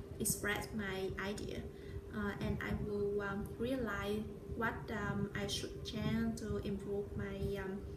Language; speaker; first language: English; non-native, learner; Vietnamese